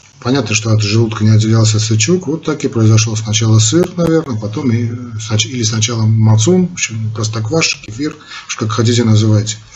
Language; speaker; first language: Russian; non-native, local second language; Armenian